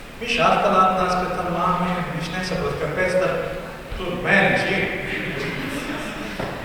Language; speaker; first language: Latvian; non-native, learner; Portuguese